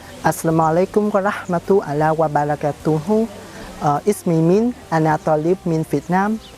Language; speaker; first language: Arabic; non-native, learner; Vietnamese